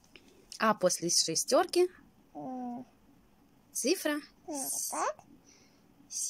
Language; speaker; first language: Russian; native; Russian